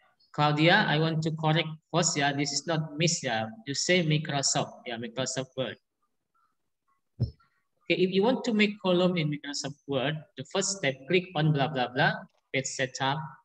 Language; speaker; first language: English; non-native, learner; Indonesian